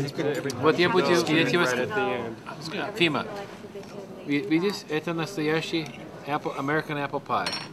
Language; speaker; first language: Russian; early bilingual, heritage; Russian